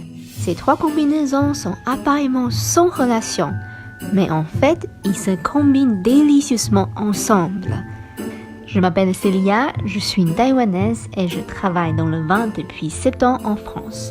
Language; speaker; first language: French; non-native, fluent; Chinese